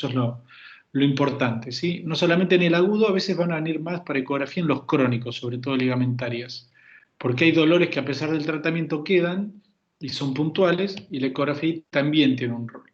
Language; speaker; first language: Spanish; native; Spanish